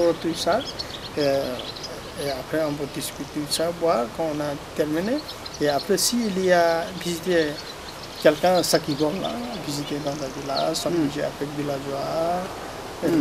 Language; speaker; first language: French; non-native, learner; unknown